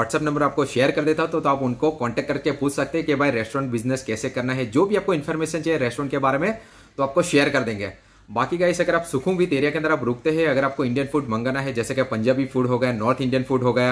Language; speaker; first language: Hindi; native; Hindi